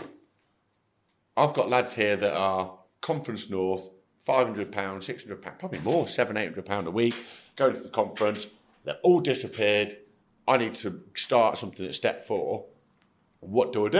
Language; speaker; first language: English; native; English